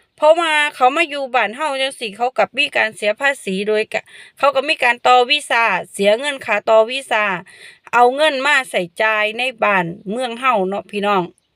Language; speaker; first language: Thai; non-native, local second language; Northeastern Thai